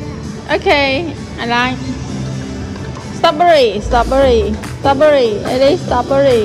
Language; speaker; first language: English; non-native, learner; Khmer